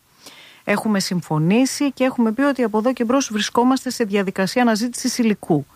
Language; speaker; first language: Greek; native; Greek